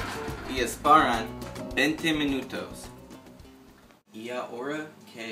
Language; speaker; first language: Spanish; non-native, learner; English